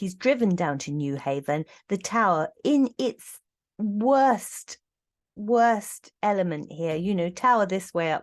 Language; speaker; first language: English; native; English